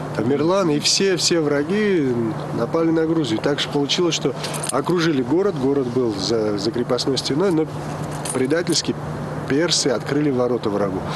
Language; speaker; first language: Russian; non-native, local second language; Georgian